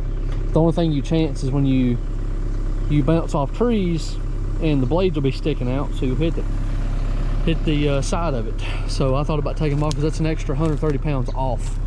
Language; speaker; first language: English; native; English